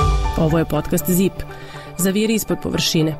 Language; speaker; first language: Serbian; native; Serbian